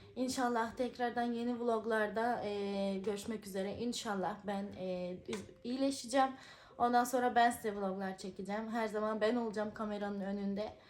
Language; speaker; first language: Turkish; native; Turkish